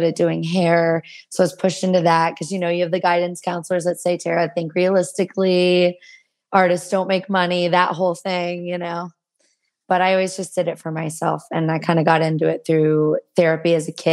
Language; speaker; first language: English; native; English